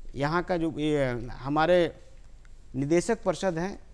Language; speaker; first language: Hindi; native; Hindi